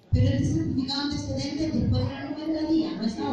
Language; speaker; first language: Spanish; native; Spanish